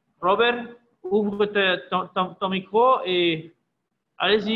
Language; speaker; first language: French; non-native, fluent; Spanish